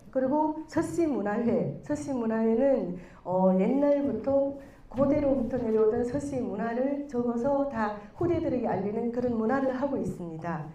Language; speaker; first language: Korean; non-native, fluent; Chinese